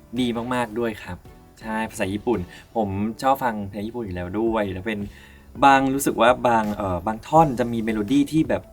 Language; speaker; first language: Thai; native; Thai